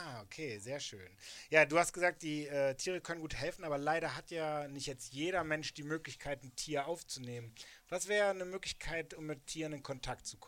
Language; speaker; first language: German; native; German